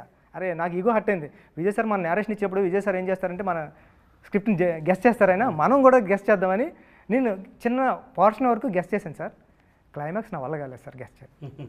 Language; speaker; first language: Telugu; native; Telugu